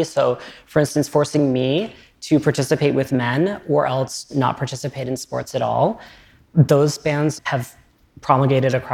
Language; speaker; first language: English; native; English